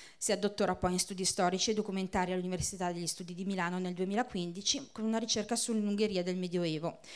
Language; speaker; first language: Italian; native; Italian